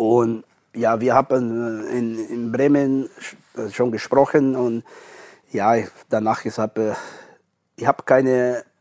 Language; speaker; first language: German; non-native, learner; Portuguese